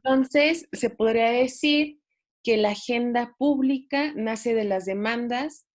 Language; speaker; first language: Spanish; native; Spanish